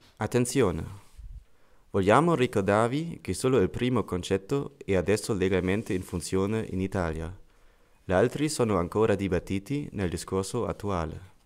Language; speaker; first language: Italian; non-native, learner; German